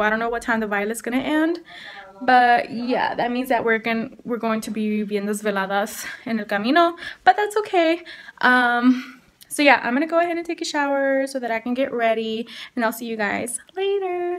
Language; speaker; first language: English; early bilingual, other home language; Spanish